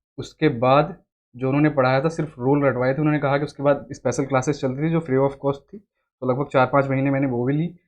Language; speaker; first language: Hindi; native; Hindi